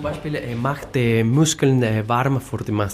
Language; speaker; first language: German; non-native, fluent; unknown